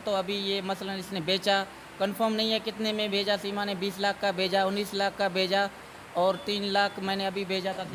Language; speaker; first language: Urdu; non-native, local second language; Saraiki